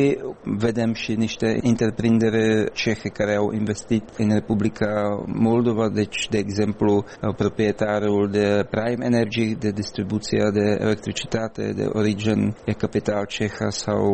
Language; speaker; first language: Romanian; non-native, learner; Czech